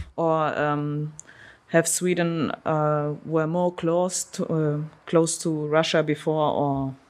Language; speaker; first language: English; non-native, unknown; German